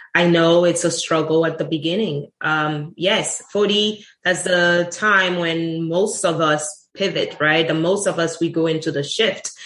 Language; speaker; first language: English; non-native, fluent; Haitian Creole